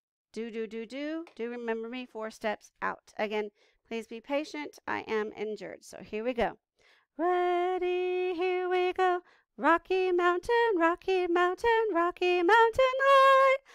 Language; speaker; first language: English; native; English